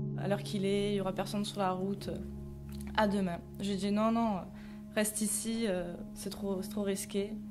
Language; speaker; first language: French; native; French